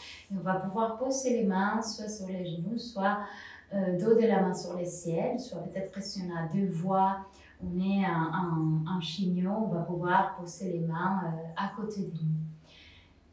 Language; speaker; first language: French; non-native, fluent; Spanish